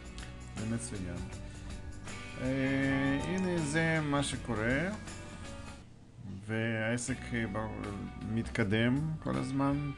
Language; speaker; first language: Hebrew; non-native, fluent; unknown